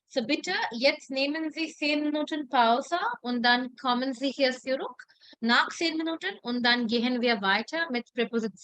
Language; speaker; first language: German; non-native, fluent; Hindi